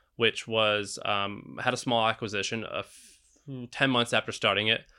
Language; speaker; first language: English; native; English